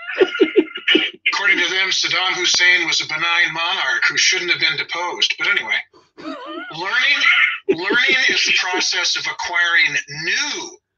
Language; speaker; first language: English; native; English